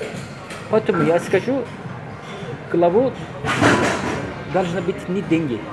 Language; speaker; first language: Russian; non-native, local second language; Turkish